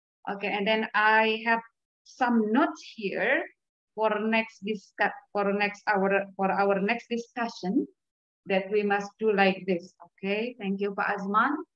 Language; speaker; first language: English; non-native, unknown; Indonesian